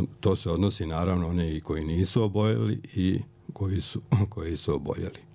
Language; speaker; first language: Croatian; native; Croatian